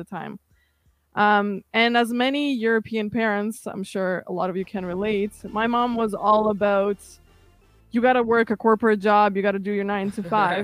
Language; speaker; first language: English; non-native, fluent; Kazakh